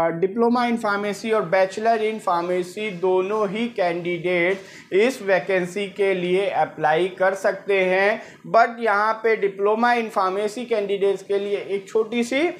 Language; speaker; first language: Hindi; native; Hindi